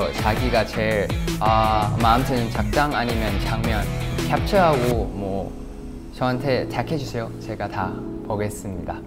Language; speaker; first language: Korean; non-native, fluent; Thai